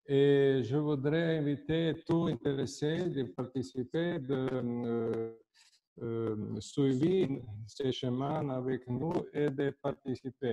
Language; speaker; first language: French; non-native, fluent; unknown